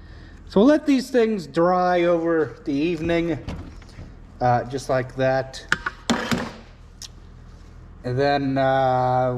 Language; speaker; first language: English; native; English